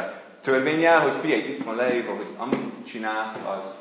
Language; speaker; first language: Hungarian; non-native, fluent; English